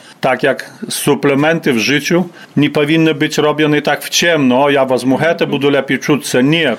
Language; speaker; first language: Ukrainian; native; Ukrainian